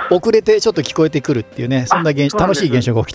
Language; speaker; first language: Japanese; native; Japanese